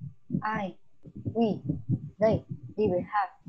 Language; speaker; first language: English; non-native, learner; Vietnamese